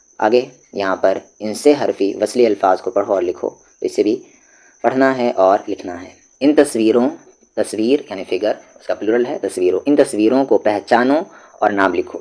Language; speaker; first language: Urdu; native; Urdu